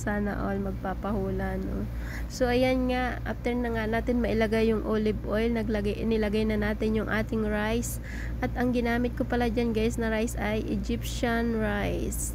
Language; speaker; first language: Filipino; native; Filipino